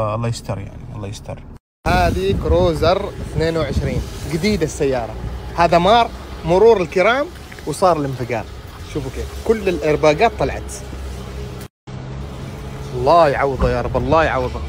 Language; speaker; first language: Arabic; native; Arabic